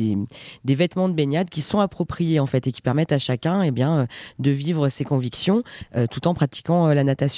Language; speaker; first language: French; native; French